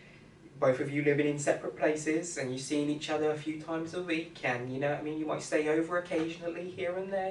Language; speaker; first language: English; native; English